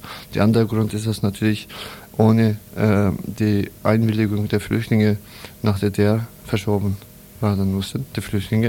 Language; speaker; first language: German; non-native, learner; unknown